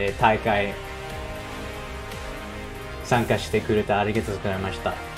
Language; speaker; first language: Japanese; non-native, learner; English